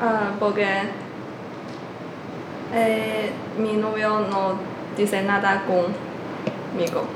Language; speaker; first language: Spanish; non-native, learner; Chinese